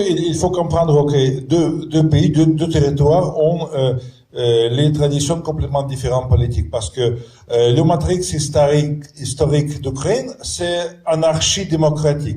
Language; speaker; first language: French; non-native, fluent; Russian